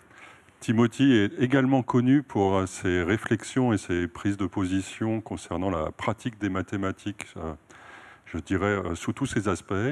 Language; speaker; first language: French; native; French